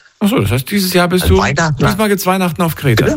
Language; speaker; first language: German; native; German